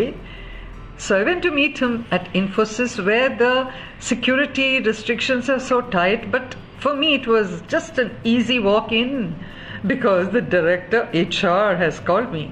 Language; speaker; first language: English; non-native, local second language; Kannada